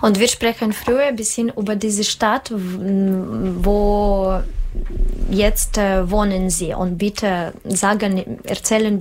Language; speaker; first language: German; non-native, learner; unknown